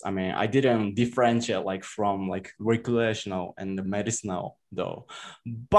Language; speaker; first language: English; non-native, fluent; Japanese